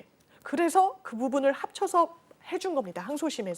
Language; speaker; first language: Korean; native; Korean